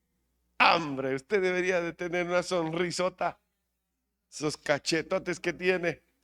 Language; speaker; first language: Spanish; native; Spanish